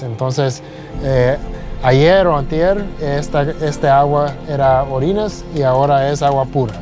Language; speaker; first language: Spanish; early bilingual, heritage; Spanish